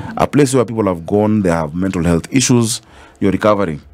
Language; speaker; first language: English; non-native, local second language; Swahili